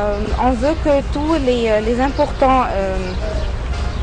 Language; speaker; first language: French; non-native, fluent; Arabic